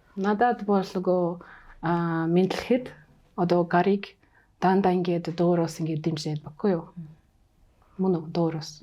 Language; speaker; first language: Mongolian; non-native, fluent; Hungarian